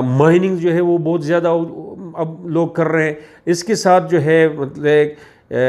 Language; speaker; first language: Urdu; non-native, local second language; Pashto